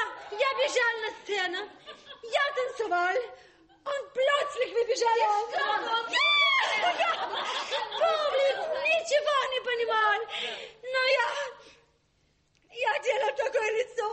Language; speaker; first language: Russian; non-native, learner; German